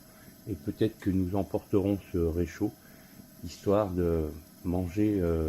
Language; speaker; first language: French; native; French